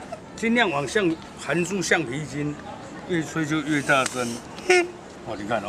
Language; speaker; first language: Chinese; native; Chinese